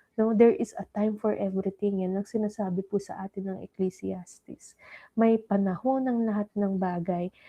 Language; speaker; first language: Filipino; non-native, local second language; Pampanga